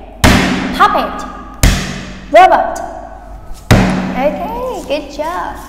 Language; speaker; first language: English; non-native, fluent; Vietnamese